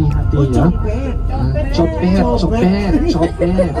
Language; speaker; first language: Indonesian; non-native, learner; Vietnamese